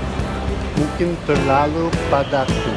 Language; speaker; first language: Indonesian; non-native, learner; English